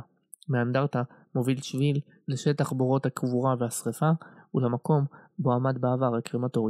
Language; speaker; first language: Hebrew; native; Hebrew